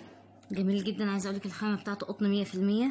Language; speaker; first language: Arabic; native; Arabic